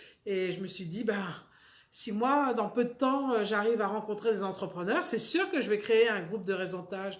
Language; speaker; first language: French; native; French